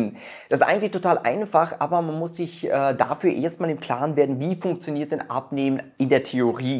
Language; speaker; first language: German; native; German